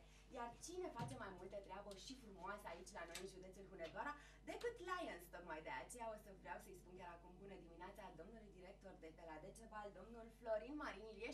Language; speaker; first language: Romanian; native; Romanian